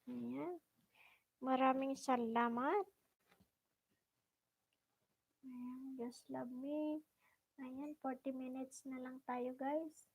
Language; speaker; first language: Filipino; non-native, local second language; Bikol